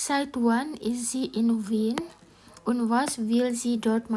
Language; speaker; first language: German; non-native, learner; Indonesian